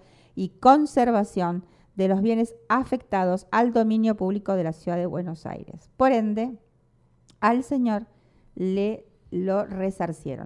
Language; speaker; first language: Spanish; native; Spanish